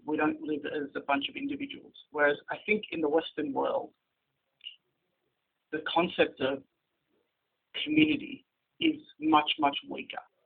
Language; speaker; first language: English; native; English